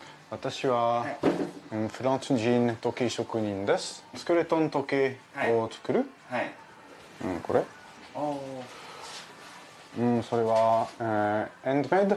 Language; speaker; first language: Japanese; non-native, learner; French